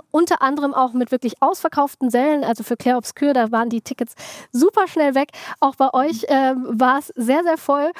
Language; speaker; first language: German; native; German